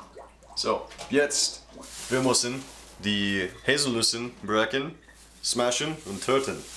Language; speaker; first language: German; non-native, learner; English